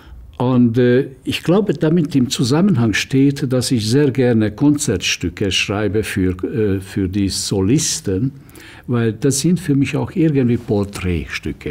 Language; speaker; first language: German; non-native, fluent; Hungarian